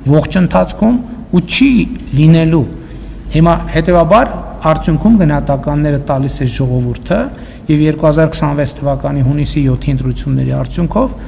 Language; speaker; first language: Armenian; native; Armenian